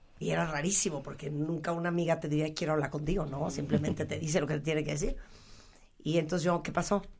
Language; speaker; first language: Spanish; native; Spanish